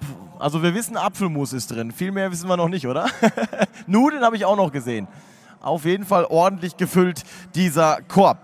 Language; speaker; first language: German; native; German